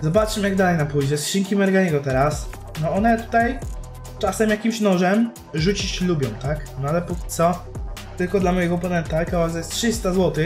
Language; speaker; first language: Polish; native; Polish